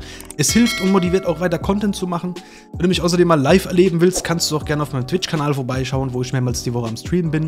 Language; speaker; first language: German; native; German